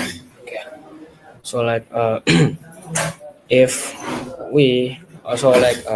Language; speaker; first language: English; non-native, learner; Indonesian